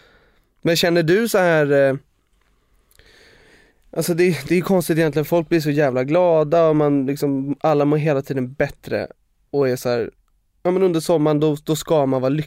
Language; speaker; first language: Swedish; native; Swedish